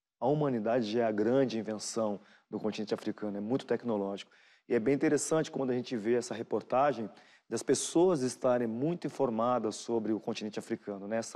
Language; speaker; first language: Portuguese; native; Portuguese